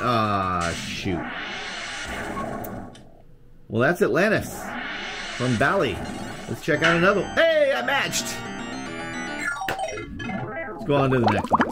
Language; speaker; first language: English; native; English